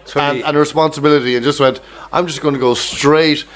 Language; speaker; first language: English; native; English